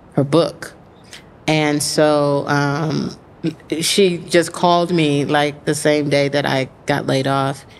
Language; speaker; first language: English; native; English